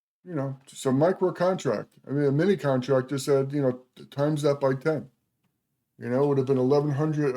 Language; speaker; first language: English; native; English